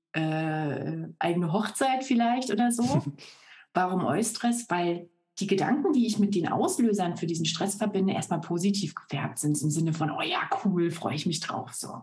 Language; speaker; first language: German; native; German